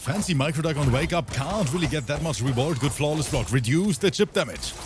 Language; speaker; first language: English; native; English